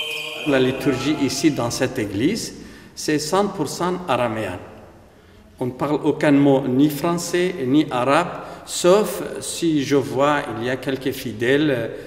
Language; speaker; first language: French; non-native, fluent; Aramaic